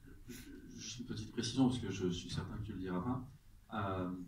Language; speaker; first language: French; native; French